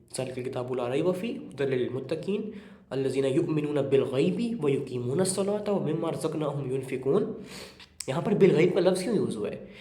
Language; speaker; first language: Urdu; native; Urdu